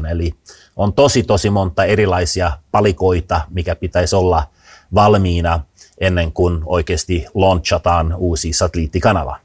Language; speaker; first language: Finnish; early bilingual, heritage; Finnish